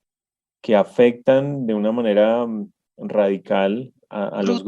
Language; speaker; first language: Spanish; native; Spanish